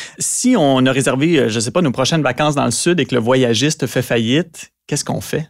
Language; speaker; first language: French; native; French